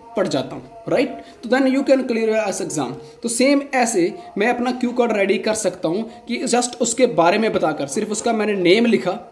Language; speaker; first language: Hindi; non-native, local second language; Punjabi